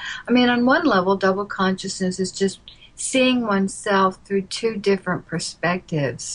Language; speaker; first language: English; native; English